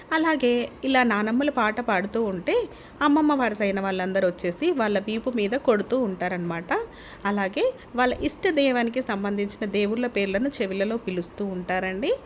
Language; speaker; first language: Telugu; non-native, local second language; Lambadi